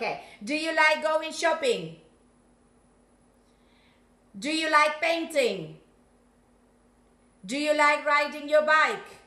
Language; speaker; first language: English; non-native, fluent; Spanish